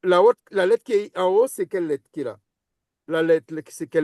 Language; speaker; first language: French; native; French